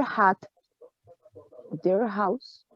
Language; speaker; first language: English; non-native, learner; Spanish